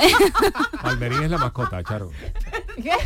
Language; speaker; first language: Spanish; native; Spanish